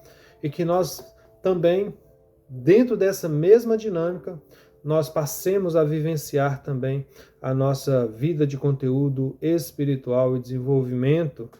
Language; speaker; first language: Portuguese; native; Portuguese